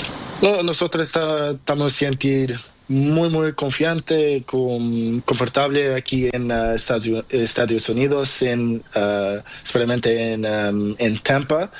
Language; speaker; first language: Spanish; non-native, learner; Portuguese